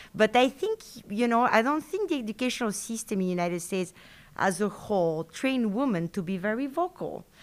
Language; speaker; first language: English; non-native, fluent; Spanish